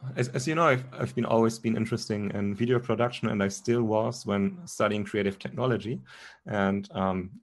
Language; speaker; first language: English; non-native, fluent; German